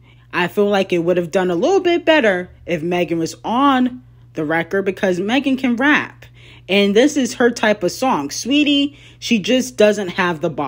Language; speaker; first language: English; native; English